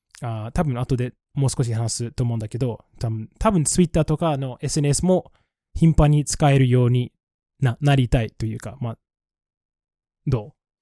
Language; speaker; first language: Japanese; non-native, fluent; English